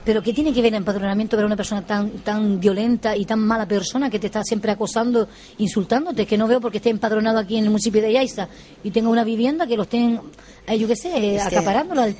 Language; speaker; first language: Spanish; native; Spanish